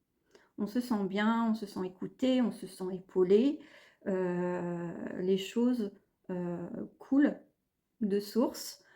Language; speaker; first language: French; native; French